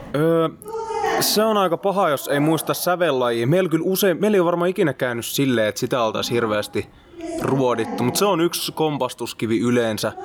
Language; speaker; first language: Finnish; native; Finnish